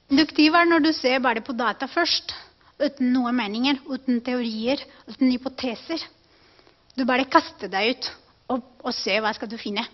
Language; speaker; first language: Norwegian; non-native, fluent; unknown